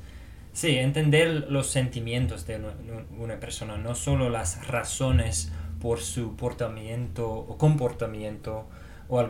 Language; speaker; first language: Spanish; non-native, fluent; English